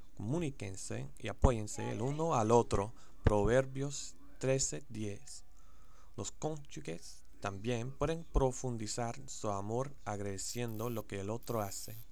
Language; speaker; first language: Spanish; non-native, learner; English